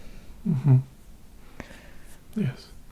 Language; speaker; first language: English; native; English